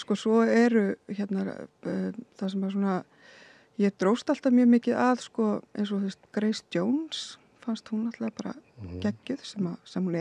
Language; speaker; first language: Icelandic; native; Icelandic